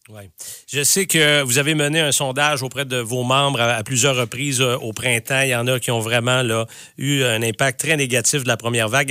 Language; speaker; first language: French; native; French